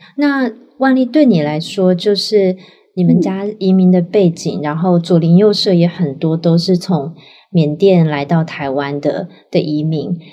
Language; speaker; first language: Chinese; native; Chinese